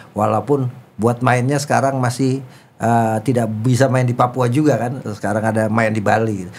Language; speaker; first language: Indonesian; native; Indonesian